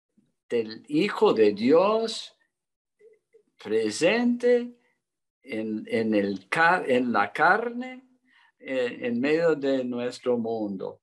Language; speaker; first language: Spanish; non-native, learner; English